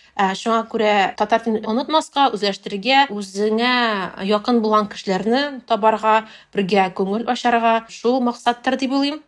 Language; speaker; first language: Tatar; non-native, local second language; Russian